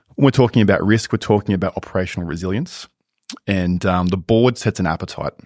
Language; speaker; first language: English; native; English